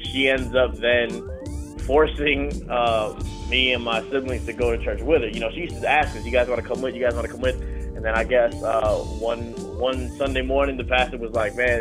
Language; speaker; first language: English; native; English